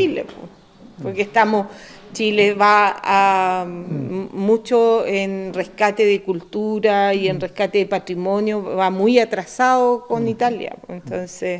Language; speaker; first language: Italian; early bilingual, heritage; Spanish